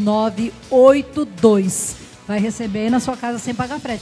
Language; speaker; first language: Portuguese; native; Portuguese